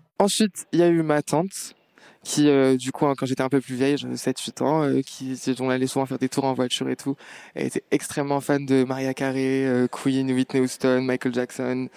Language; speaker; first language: French; non-native, local second language; Arabic